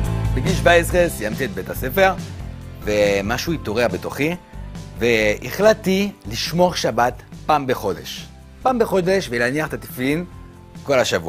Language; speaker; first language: Hebrew; non-native, fluent; French